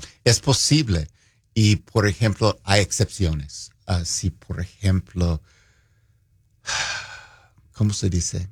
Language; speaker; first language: Spanish; non-native, fluent; English